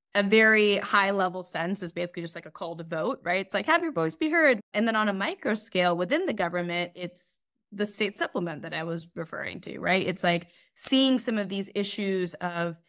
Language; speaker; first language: English; native; English